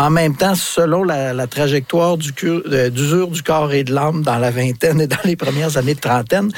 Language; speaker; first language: French; native; French